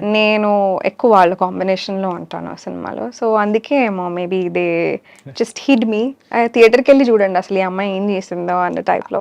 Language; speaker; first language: Telugu; native; Telugu